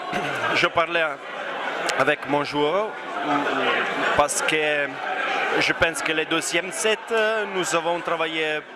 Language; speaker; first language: French; non-native, fluent; Italian